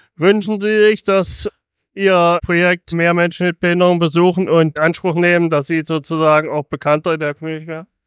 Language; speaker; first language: German; native; German